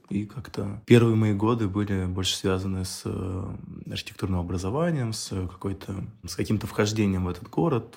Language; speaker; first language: Russian; native; Russian